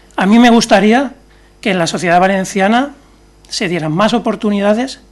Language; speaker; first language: Spanish; native; Spanish